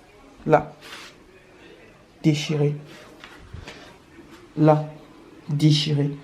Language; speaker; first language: French; native; French